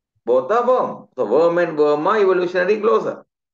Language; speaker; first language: English; non-native, local second language; Tamil